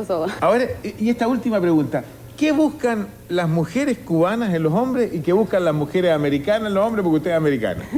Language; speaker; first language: Spanish; native; Spanish